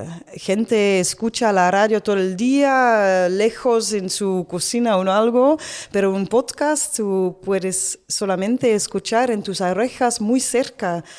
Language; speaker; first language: Spanish; non-native, learner; Dutch